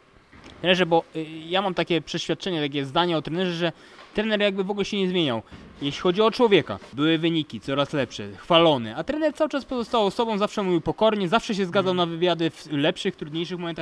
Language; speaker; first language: Polish; native; Polish